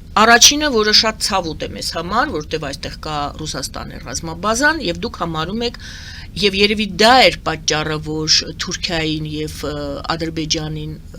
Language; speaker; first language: Armenian; native; Armenian